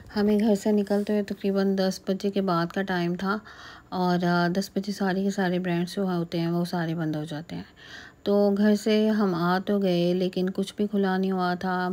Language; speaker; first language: Urdu; native; Urdu